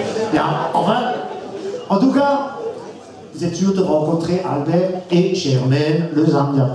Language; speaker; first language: French; native; French